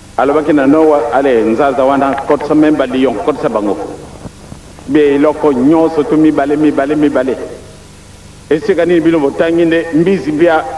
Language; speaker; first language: Lingala; non-native, local second language; Kongo